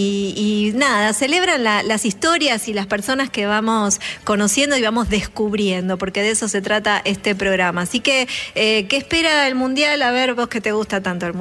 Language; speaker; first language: Spanish; native; Spanish